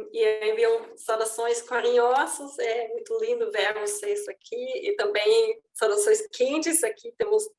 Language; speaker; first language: Portuguese; non-native, fluent; German